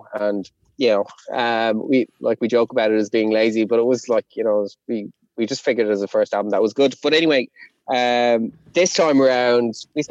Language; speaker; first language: English; non-native, local second language; Irish